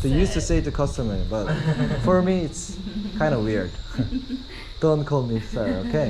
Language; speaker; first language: English; non-native, learner; Korean